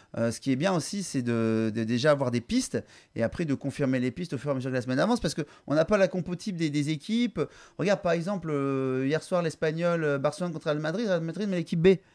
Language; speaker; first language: French; native; French